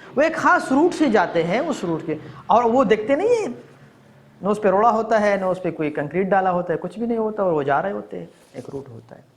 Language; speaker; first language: Urdu; non-native, local second language; Pashto